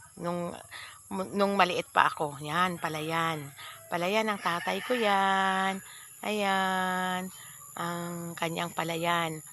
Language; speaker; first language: Filipino; non-native, local second language; Hiligaynon